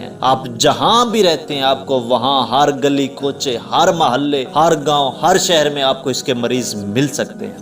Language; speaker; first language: Urdu; native; Urdu